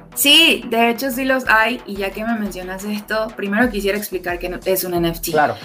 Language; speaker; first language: Spanish; native; Spanish